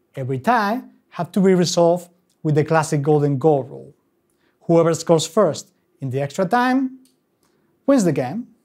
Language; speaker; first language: English; non-native, fluent; Spanish